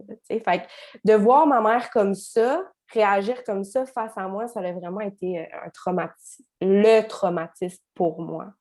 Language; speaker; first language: French; native; French